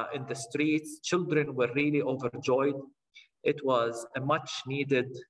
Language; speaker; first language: English; non-native, fluent; Arabic